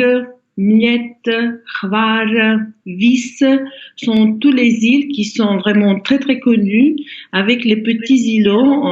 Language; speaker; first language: French; non-native, fluent; Croatian